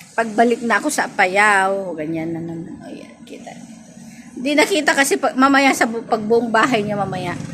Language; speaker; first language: Filipino; non-native, local second language; Iloko